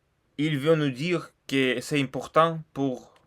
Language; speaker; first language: French; non-native, learner; Russian